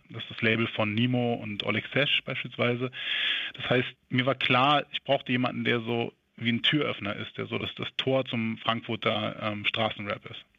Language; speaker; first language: German; native; German